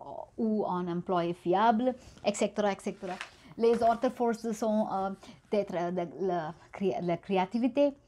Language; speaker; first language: French; non-native, fluent; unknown